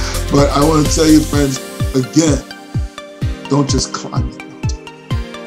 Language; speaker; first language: English; early bilingual, other home language; Spanish